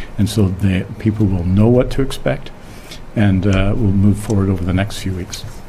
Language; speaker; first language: English; native; English